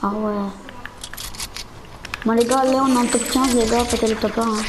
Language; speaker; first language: French; native; French